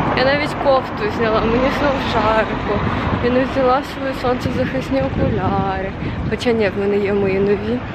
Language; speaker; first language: Ukrainian; non-native, local second language; Russian